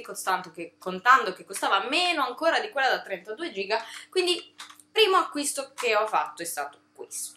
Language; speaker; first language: Italian; native; Italian